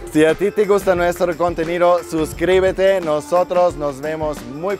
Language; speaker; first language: Spanish; non-native, fluent; German